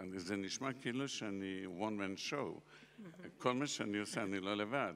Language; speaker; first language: Hebrew; non-native, local second language; Yiddish